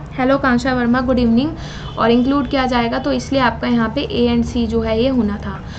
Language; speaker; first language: Hindi; native; Hindi